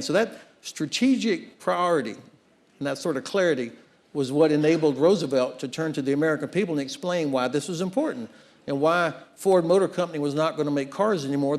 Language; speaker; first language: English; native; English